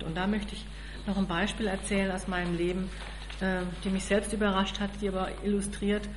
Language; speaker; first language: German; native; German